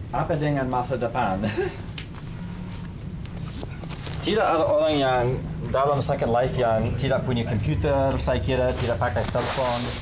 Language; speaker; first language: Indonesian; non-native, fluent; English